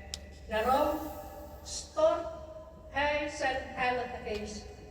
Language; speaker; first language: Dutch; non-native, fluent; Indonesian